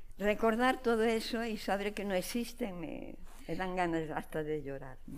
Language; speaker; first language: Spanish; non-native, local second language; Galician